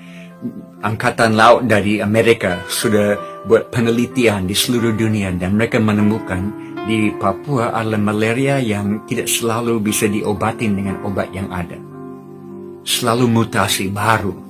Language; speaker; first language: Indonesian; non-native, fluent; English